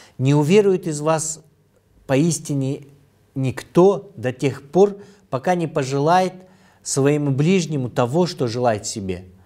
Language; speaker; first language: Russian; non-native, local second language; Kyrgyz